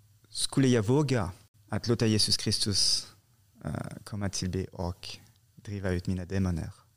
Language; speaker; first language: Swedish; non-native, fluent; French